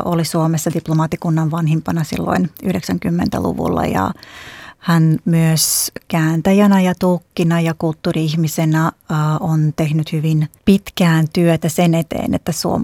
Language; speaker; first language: Finnish; non-native, fluent; Latvian